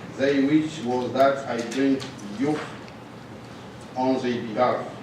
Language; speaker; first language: English; non-native, learner; Rundi